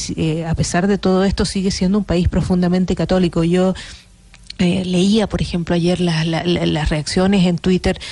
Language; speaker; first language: Spanish; native; Spanish